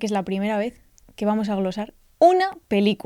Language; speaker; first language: Spanish; native; Spanish